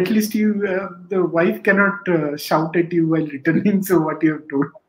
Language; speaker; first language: English; non-native, local second language; Odia